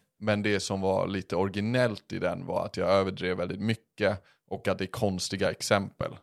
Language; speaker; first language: Swedish; early bilingual, other home language; English